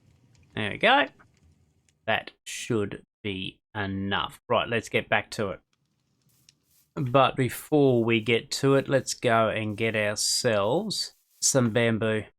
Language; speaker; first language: English; native; English